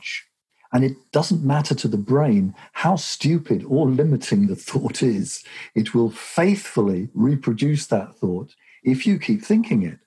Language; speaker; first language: English; native; English